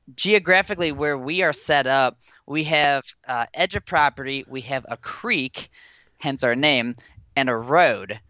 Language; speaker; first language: English; native; English